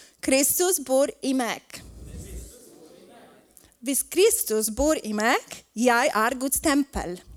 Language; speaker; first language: Swedish; non-native, learner; Polish